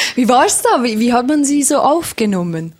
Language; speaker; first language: German; native; German